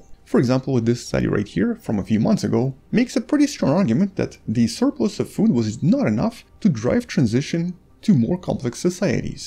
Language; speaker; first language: English; non-native, fluent; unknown